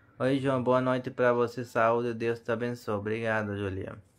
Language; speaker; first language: Portuguese; non-native, learner; Hindi